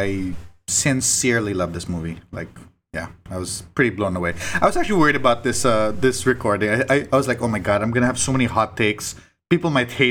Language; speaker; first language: English; non-native, local second language; Cebuano